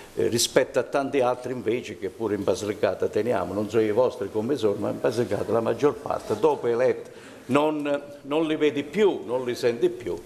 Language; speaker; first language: Italian; native; Italian